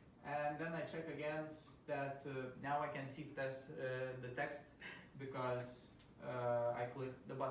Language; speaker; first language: English; non-native, fluent; Lithuanian